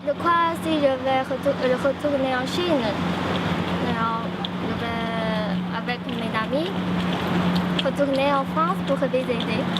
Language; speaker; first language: French; non-native, learner; Chinese